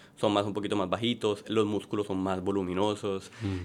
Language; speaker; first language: Spanish; native; Spanish